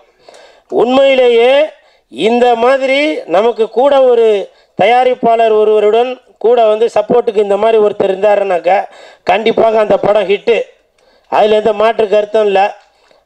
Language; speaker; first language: Tamil; native; Tamil